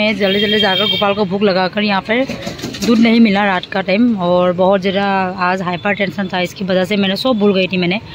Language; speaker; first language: Hindi; non-native, local second language; Assamese